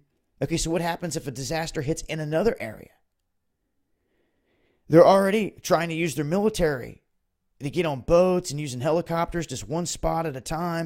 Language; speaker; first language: English; native; English